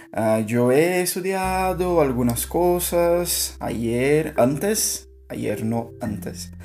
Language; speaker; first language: Spanish; non-native, learner; Portuguese